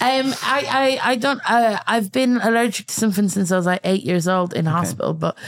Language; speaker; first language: English; native; English